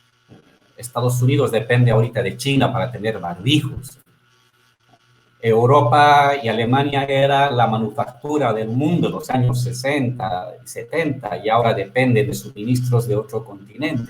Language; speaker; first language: Spanish; native; Spanish